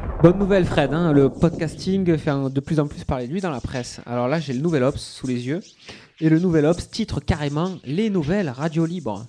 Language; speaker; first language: French; native; French